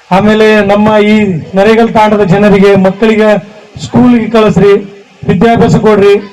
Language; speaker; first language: Kannada; non-native, local second language; Lambadi